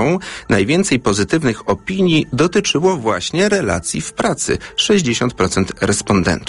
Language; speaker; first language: Polish; native; Polish